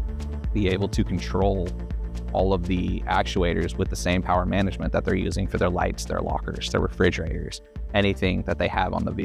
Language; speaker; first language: English; native; English